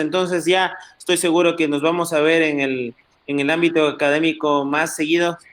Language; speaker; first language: Spanish; native; Spanish